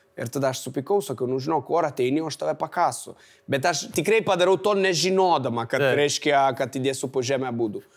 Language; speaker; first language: Lithuanian; non-native, fluent; Italian